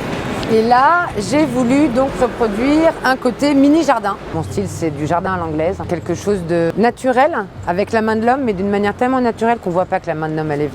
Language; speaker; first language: French; native; French